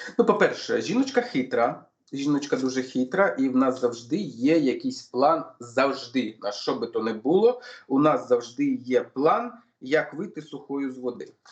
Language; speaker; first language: Ukrainian; non-native, local second language; Russian